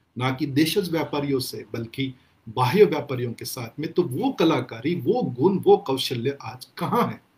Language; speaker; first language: Hindi; non-native, local second language; Gondi